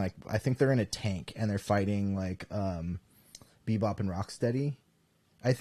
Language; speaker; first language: English; native; English